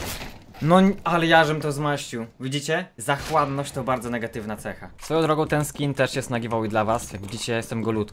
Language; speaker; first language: Polish; native; Polish